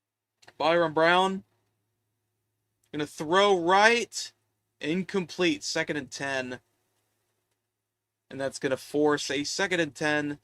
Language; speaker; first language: English; native; English